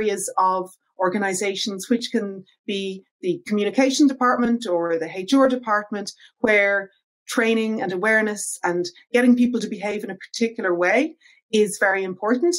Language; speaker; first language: English; native; English